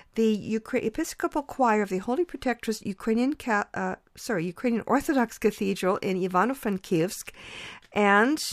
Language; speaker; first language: English; early bilingual, other home language; Ukrainian